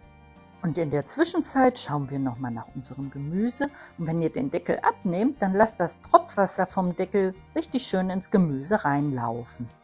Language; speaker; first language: German; native; German